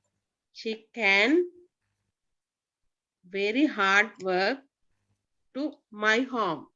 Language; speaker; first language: English; non-native, learner; Sinhala